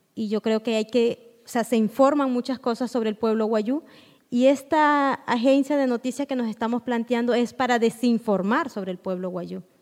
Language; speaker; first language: Spanish; non-native, local second language; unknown